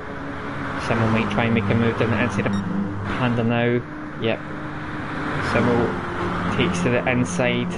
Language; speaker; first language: English; native; English